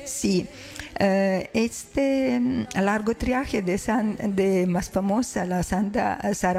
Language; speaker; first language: Spanish; non-native, learner; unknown